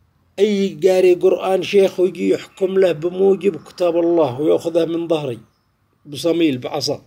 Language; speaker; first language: Arabic; native; Arabic